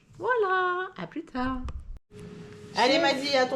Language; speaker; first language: French; native; French